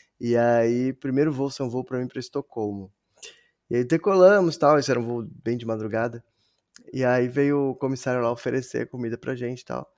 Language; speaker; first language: Portuguese; native; Portuguese